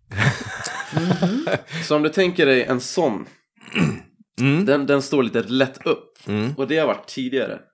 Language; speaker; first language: Swedish; non-native, fluent; Italian